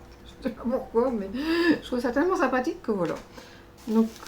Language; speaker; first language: French; native; French